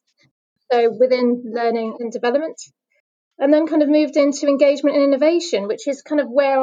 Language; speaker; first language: English; native; English